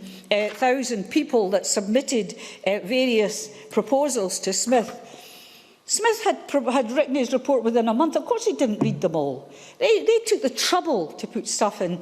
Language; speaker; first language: English; native; English